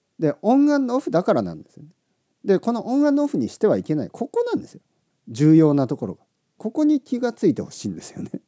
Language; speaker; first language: Japanese; native; Japanese